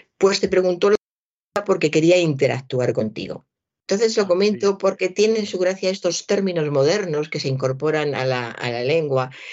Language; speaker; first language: Spanish; native; Spanish